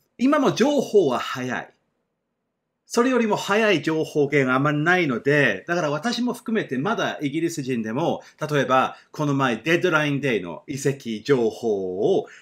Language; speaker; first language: Japanese; non-native, fluent; English